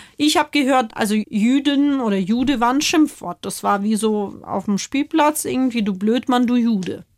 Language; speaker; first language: German; early bilingual, other home language; Russian